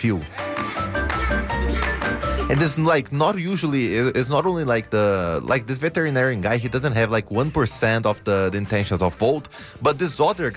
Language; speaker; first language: English; non-native, fluent; Portuguese